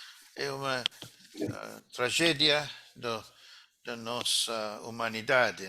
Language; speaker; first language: Portuguese; non-native, fluent; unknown